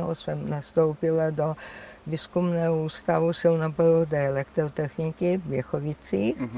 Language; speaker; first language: Czech; non-native, fluent; Georgian